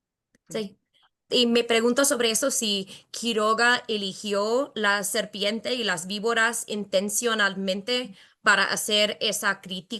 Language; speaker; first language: Spanish; non-native, fluent; English